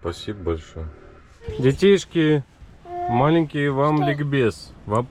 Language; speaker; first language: Russian; native; Russian